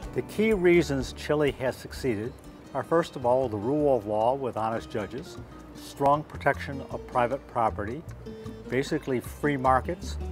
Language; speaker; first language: English; native; English